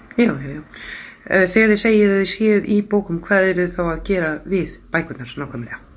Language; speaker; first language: Icelandic; native; Icelandic